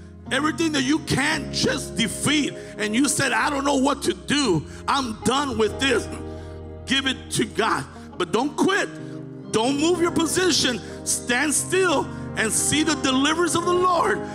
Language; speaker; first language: English; native; English